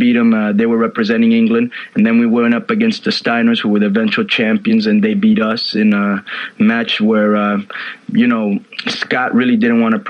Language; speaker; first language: English; native; English